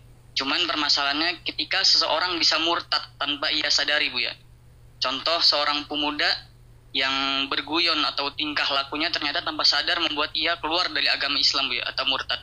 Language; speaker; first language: Indonesian; native; Indonesian